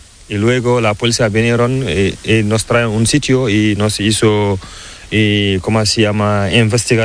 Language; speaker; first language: Spanish; non-native, learner; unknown